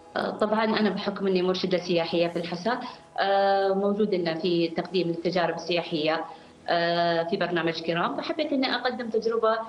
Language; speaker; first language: Arabic; native; Arabic